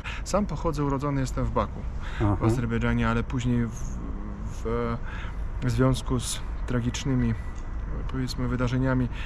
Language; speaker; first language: Polish; non-native, fluent; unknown